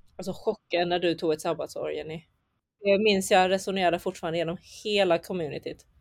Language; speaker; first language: Swedish; early bilingual, other home language; Chinese